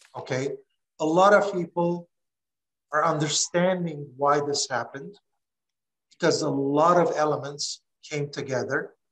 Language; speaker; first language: English; early bilingual, other home language; Armenian